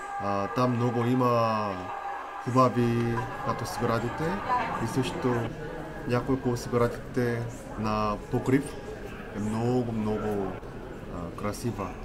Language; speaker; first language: Bulgarian; non-native, learner; Korean